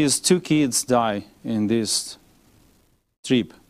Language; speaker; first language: English; non-native, learner; Ukrainian